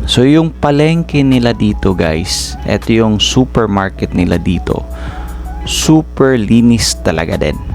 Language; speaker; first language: Filipino; native; Filipino